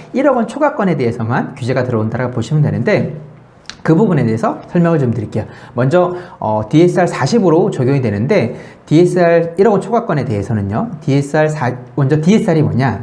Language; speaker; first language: Korean; native; Korean